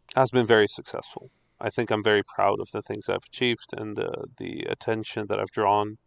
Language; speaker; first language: English; non-native, fluent; Dutch